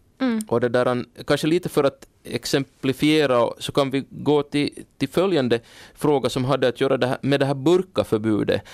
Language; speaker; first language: Swedish; native; Swedish